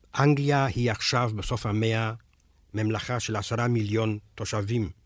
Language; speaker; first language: Hebrew; non-native, fluent; Romanian